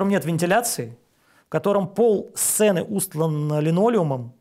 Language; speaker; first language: Russian; native; Russian